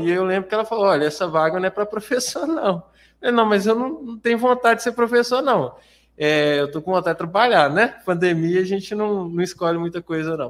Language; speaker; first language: Portuguese; native; Portuguese